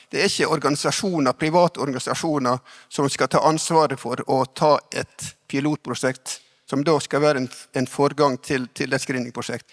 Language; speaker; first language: Norwegian; native; Norwegian